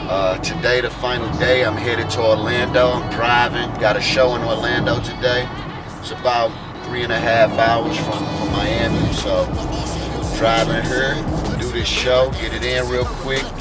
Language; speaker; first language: English; native; English